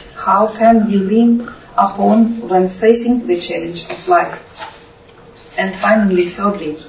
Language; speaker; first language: English; non-native, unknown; Russian